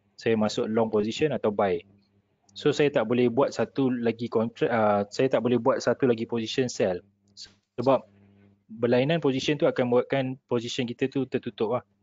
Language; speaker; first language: Malay; native; Malay